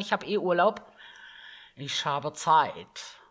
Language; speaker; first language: German; native; German